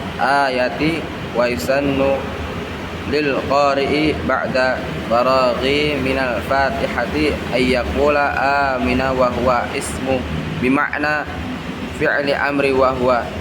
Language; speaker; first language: Arabic; non-native, learner; Indonesian